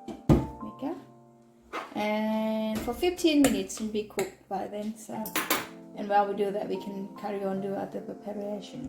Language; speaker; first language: English; non-native, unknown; Thai